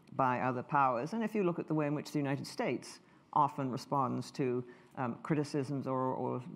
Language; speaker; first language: English; native; English